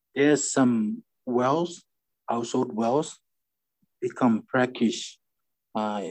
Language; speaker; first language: English; non-native, fluent; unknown